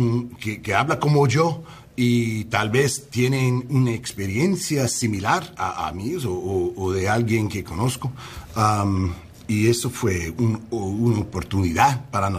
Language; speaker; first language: Spanish; early bilingual, heritage; English